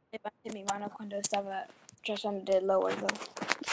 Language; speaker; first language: Spanish; non-native, learner; English